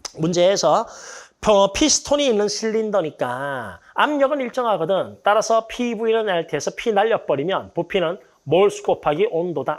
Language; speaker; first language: Korean; native; Korean